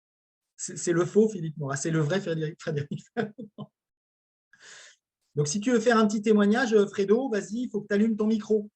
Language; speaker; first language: French; native; French